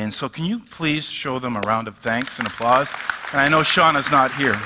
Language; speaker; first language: English; native; English